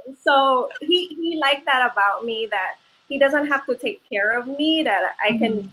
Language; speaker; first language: English; non-native, local second language; Filipino